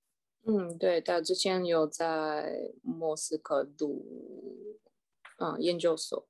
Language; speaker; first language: Chinese; non-native, fluent; Russian